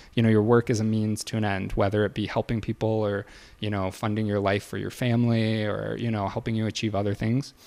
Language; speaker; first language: English; native; English